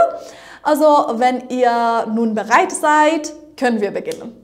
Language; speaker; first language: German; non-native, fluent; Persian